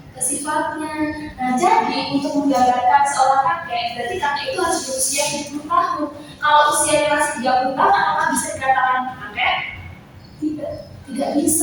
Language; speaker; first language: Indonesian; native; Indonesian